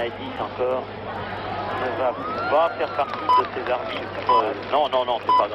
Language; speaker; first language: French; native; French